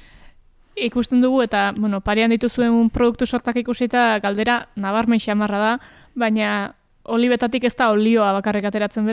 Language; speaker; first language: Basque; native; Basque